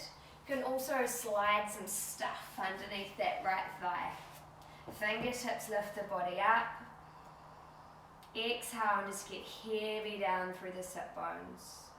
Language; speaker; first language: English; native; English